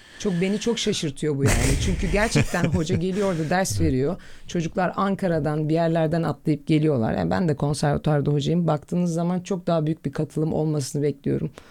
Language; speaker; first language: Turkish; native; Turkish